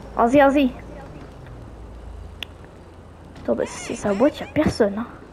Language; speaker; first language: French; native; French